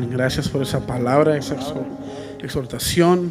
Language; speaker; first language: Spanish; early bilingual, heritage; Spanish